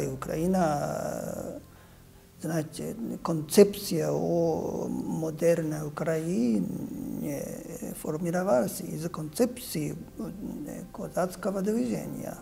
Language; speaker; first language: Russian; non-native, fluent; Japanese